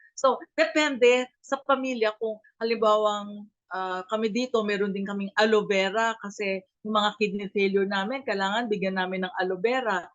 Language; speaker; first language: Filipino; native; Filipino